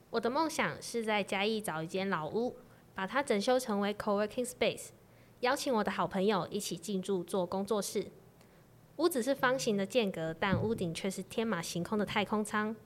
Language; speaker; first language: Chinese; non-native, local second language; Cantonese